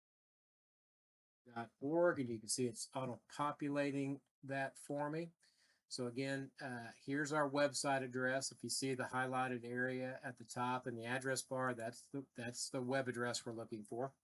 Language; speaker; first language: English; native; English